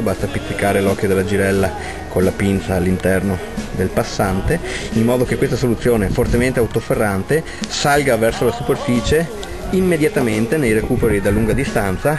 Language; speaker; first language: Italian; native; Italian